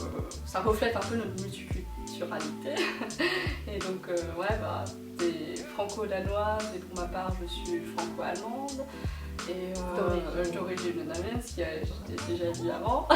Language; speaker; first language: French; native; French